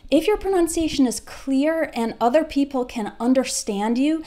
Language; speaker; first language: English; native; English